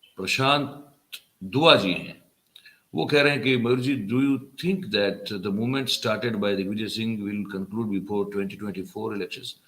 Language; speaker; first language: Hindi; non-native, local second language; Gujarati